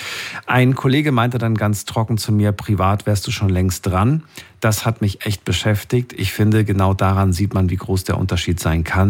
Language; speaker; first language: German; native; German